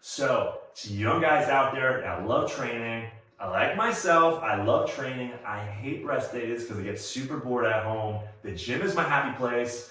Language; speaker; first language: English; native; English